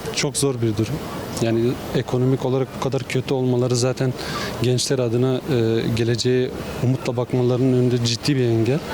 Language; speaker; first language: Turkish; non-native, local second language; Kurdish